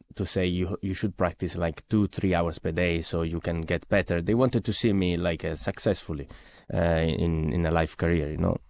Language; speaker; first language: English; non-native, fluent; Italian